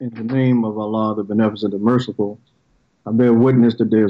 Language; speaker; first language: English; native; English